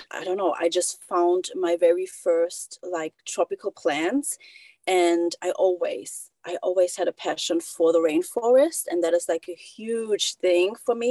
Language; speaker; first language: English; non-native, fluent; German